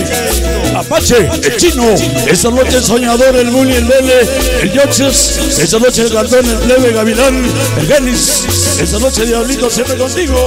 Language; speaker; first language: Spanish; native; Spanish